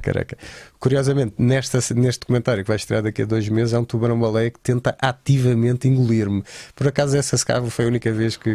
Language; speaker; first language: Portuguese; native; Portuguese